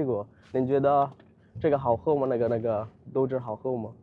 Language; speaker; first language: Chinese; non-native, learner; Bangla